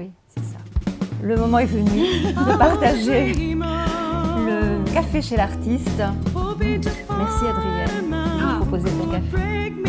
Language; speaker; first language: French; native; French